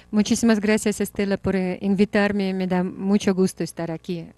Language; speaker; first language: Spanish; non-native, fluent; Russian